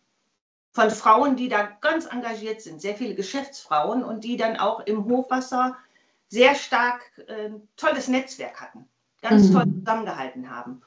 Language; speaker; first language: German; native; German